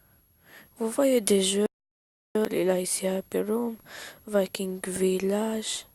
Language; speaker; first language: French; non-native, learner; Arabic